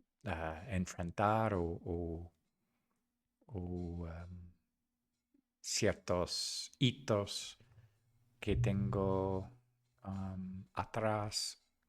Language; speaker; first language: Spanish; non-native, fluent; English